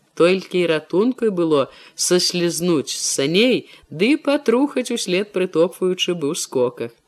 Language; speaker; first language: Belarusian; native; Belarusian